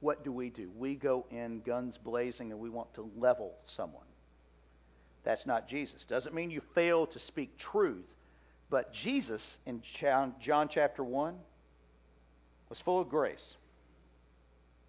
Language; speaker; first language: English; native; English